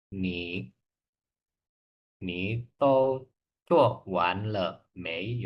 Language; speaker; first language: Chinese; non-native, learner; Indonesian